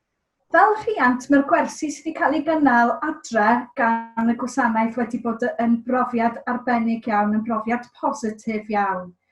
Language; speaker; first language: Welsh; native; Welsh